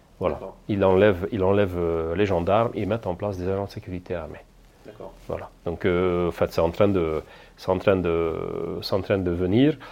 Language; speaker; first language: French; non-native, fluent; Hungarian